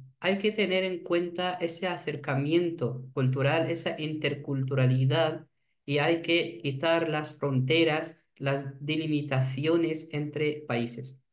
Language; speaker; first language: Spanish; non-native, fluent; Arabic